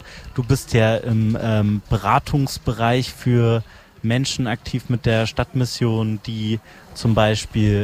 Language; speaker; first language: German; native; German